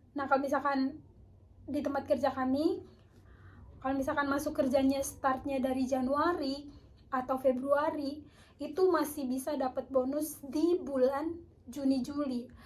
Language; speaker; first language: Indonesian; native; Indonesian